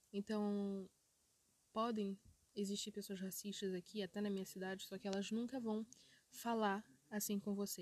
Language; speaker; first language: Portuguese; early bilingual, other home language; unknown